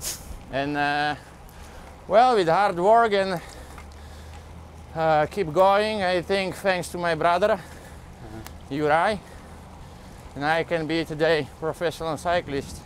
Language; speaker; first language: English; non-native, fluent; Slovak